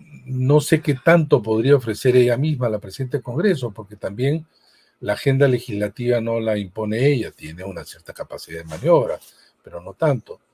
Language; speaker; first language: Spanish; native; Spanish